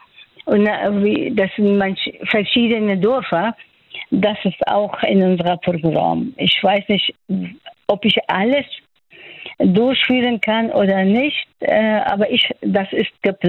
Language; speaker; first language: German; non-native, fluent; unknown